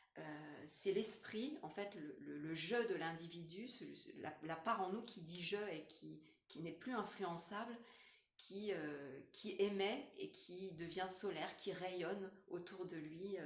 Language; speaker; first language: French; native; French